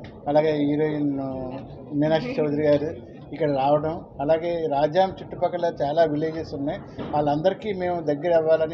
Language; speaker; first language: Telugu; native; Telugu